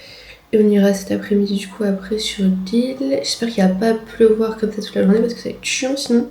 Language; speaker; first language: French; native; French